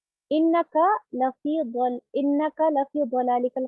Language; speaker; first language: Arabic; non-native, learner; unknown